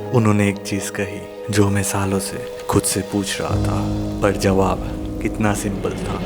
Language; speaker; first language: Hindi; non-native, local second language; Bangla